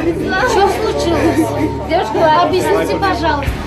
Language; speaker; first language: Russian; non-native, local second language; Uzbek